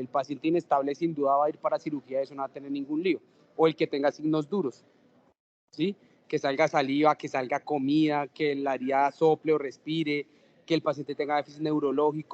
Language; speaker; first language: Spanish; native; Spanish